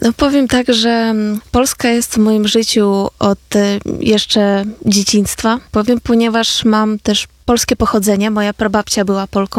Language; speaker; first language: Polish; non-native, fluent; Ukrainian